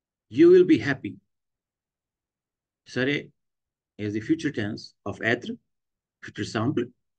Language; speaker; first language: English; non-native, local second language; Hindi